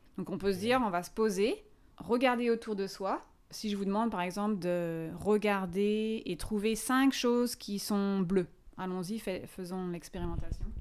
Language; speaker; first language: French; native; French